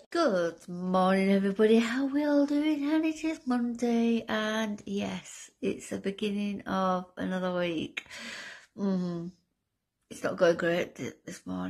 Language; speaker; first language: English; native; English